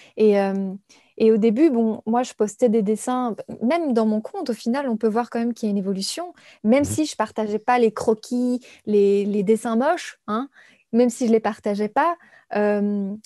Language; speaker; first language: French; native; French